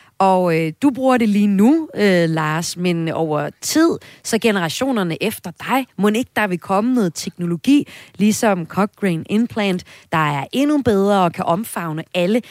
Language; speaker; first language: Danish; native; Danish